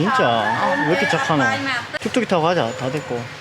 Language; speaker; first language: Korean; native; Korean